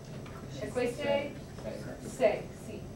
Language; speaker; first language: Spanish; non-native, fluent; English